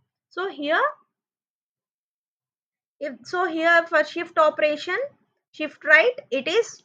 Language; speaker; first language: English; non-native, local second language; Telugu